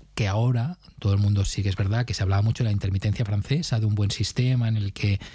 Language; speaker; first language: Spanish; native; Spanish